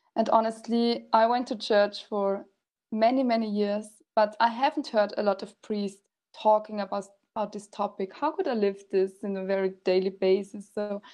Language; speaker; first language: English; non-native, fluent; German